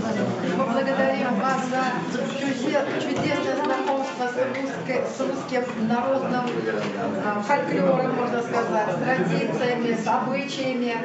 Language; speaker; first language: Russian; non-native, local second language; Uzbek